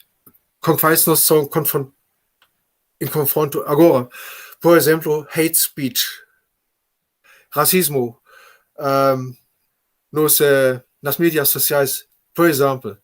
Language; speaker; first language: Portuguese; non-native, fluent; German